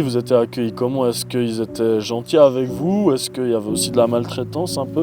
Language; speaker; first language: French; native; French